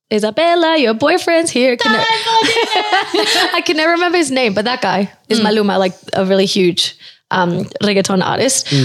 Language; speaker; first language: English; early bilingual, other home language; Spanish